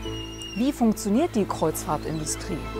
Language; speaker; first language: German; native; German